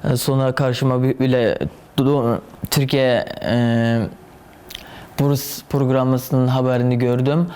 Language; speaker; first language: Turkish; non-native, fluent; Chinese